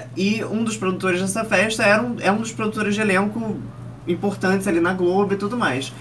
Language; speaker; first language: Portuguese; native; Portuguese